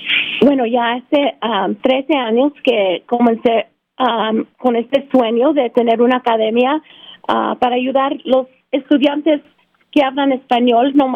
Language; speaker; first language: Spanish; early bilingual, heritage; Spanish